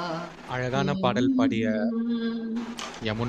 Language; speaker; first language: Tamil; native; Tamil